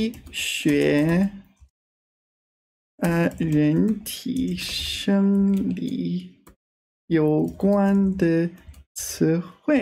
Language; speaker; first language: Chinese; non-native, learner; English